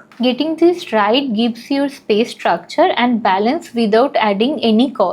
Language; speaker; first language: English; non-native, local second language; Hindi